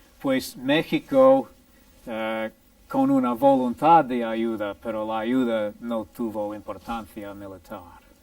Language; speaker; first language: Spanish; non-native, fluent; English